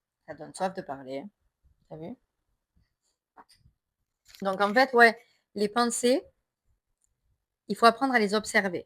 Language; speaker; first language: French; native; French